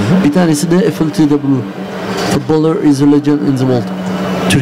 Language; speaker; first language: Turkish; early bilingual, heritage; Turkish